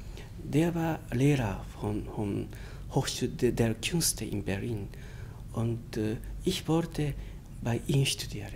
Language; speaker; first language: German; non-native, fluent; Japanese